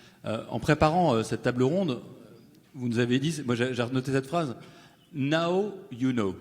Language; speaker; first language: French; native; French